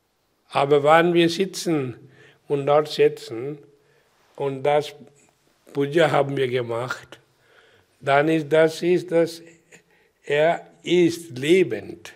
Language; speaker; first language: German; non-native, learner; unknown